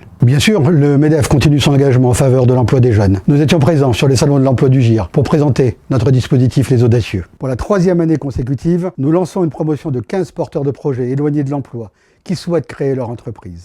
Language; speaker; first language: French; native; French